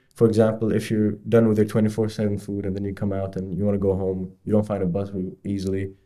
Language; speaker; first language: English; non-native, fluent; Arabic